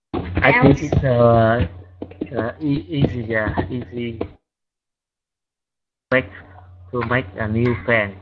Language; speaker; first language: English; non-native, learner; Vietnamese